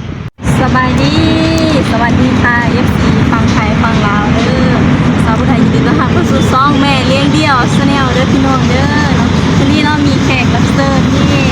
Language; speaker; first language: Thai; non-native, local second language; Northeastern Thai